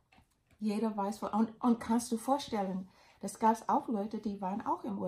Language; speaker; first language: German; non-native, learner; English